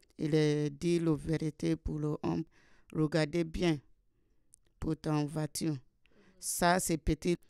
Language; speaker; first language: French; non-native, learner; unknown